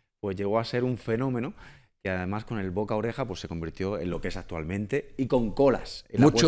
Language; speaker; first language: Spanish; native; Spanish